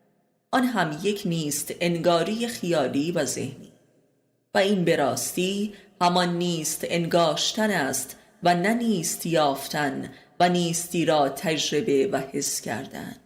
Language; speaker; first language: Persian; native; Persian